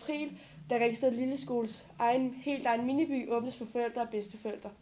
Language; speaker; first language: Danish; native; Danish